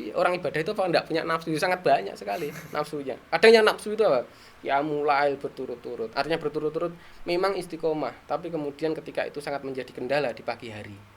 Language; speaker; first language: Indonesian; non-native, local second language; Javanese